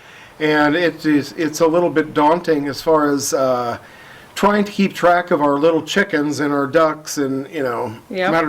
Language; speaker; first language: English; native; English